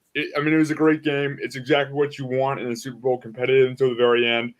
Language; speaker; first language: English; native; English